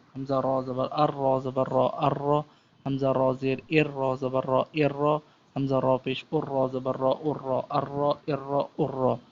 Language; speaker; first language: Urdu; native; Urdu